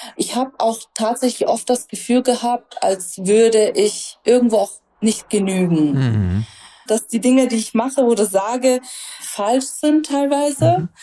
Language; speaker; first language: German; early bilingual, other home language; Russian